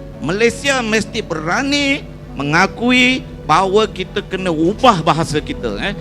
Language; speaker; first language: Malay; native; Malay